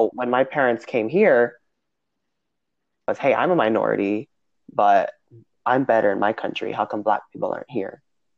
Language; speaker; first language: English; native; English